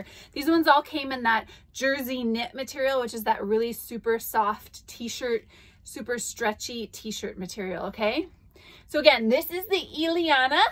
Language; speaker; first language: English; native; English